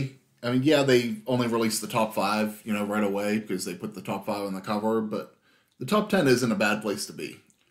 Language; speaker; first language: English; native; English